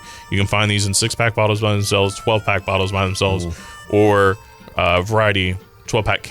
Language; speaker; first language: English; native; English